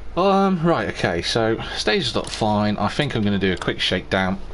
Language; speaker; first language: English; native; English